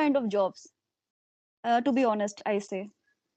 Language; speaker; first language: English; non-native, local second language; Hindi